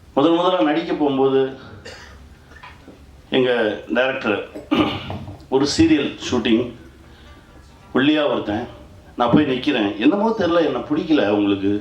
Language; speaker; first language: Tamil; native; Tamil